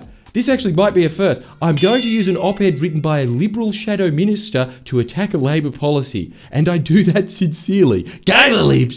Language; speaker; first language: English; native; English